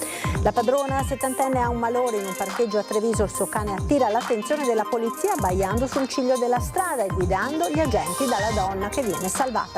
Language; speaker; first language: Italian; native; Italian